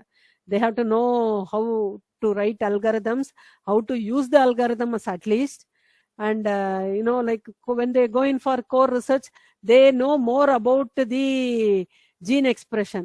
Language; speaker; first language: English; non-native, local second language; Tamil